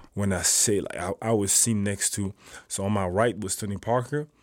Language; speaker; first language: English; non-native, fluent; French